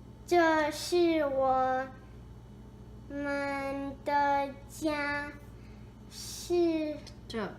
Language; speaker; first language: Chinese; early bilingual, heritage; English